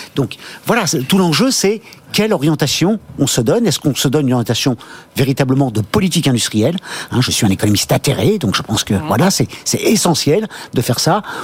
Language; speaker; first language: French; native; French